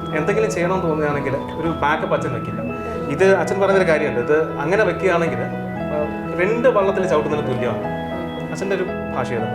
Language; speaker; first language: Malayalam; non-native, local second language; Tamil